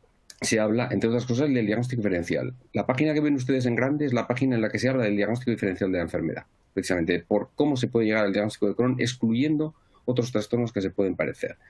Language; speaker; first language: Spanish; native; Spanish